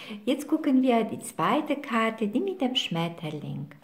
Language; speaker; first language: German; non-native, fluent; Polish